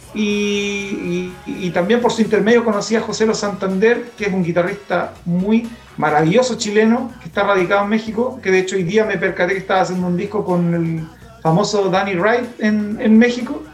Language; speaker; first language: Spanish; native; Spanish